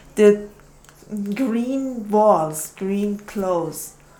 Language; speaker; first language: English; non-native, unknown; Persian